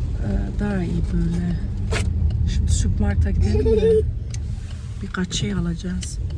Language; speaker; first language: Turkish; early bilingual, heritage; Turkish